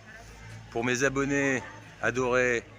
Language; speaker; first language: French; native; French